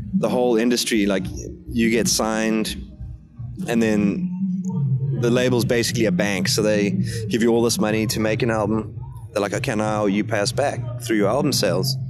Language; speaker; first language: English; native; English